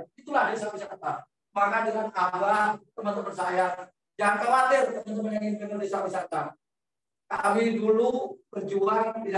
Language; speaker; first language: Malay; non-native, local second language; Javanese